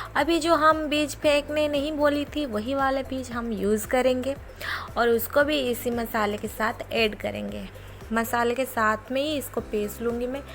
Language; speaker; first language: Hindi; non-native, local second language; Odia